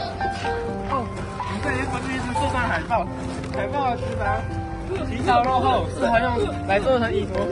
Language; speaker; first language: Chinese; native; Chinese